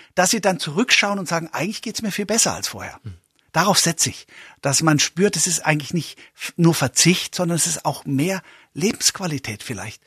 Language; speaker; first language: German; native; German